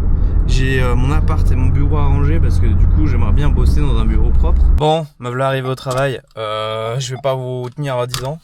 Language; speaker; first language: French; native; French